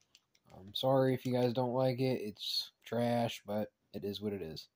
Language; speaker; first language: English; native; English